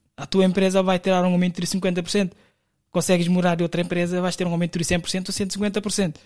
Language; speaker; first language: Portuguese; non-native, local second language; Kabuverdianu